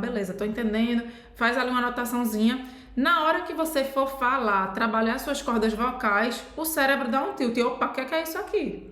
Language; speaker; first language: Portuguese; native; Portuguese